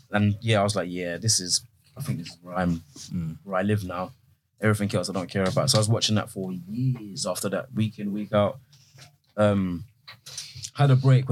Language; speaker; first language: English; native; English